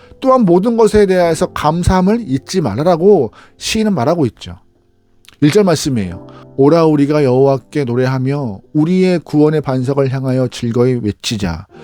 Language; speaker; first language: Korean; native; Korean